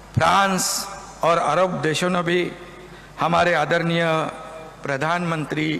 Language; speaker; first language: Hindi; non-native, local second language; Marathi